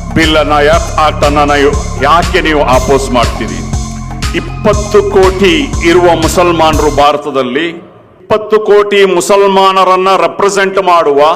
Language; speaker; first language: Kannada; non-native, local second language; Urdu